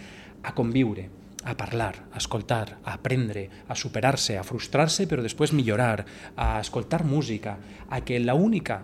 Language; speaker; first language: Catalan; native; Catalan